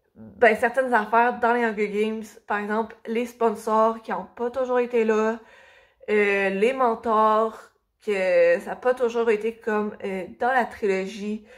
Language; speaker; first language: French; native; French